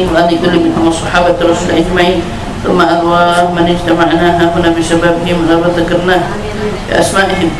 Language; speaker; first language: Indonesian; native; Indonesian